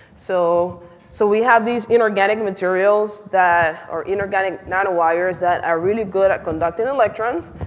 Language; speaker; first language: English; non-native, fluent; Spanish